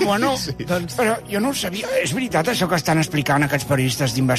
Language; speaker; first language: Catalan; native; Catalan